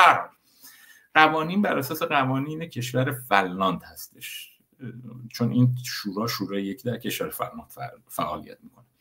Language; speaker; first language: Persian; non-native, local second language; Kurdish